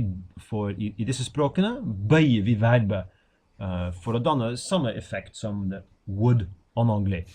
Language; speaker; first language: Norwegian; non-native, fluent; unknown